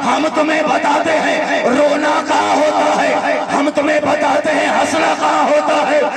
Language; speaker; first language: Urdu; non-native, local second language; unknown